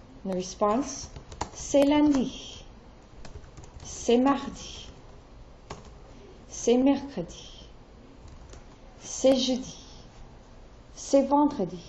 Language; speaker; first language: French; non-native, fluent; English